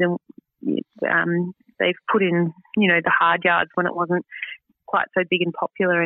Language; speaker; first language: English; native; English